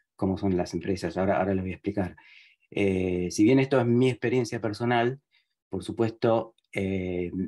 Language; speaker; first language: Spanish; native; Spanish